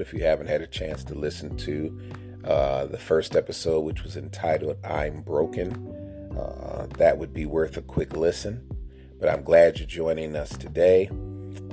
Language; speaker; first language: English; native; English